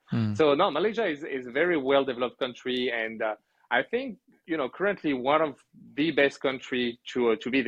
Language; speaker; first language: English; non-native, fluent; French